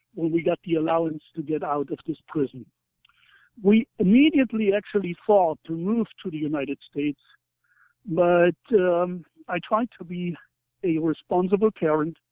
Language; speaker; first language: English; non-native, fluent; German